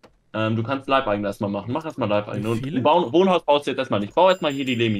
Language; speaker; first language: German; native; German